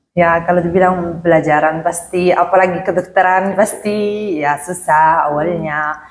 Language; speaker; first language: Indonesian; non-native, fluent; Arabic